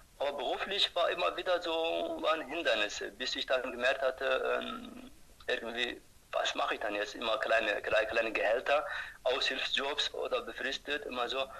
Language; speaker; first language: German; non-native, fluent; Turkish